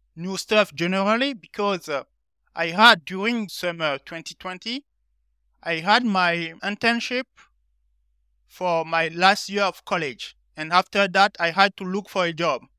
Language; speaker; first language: English; non-native, learner; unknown